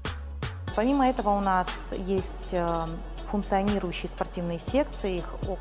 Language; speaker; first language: Russian; native; Russian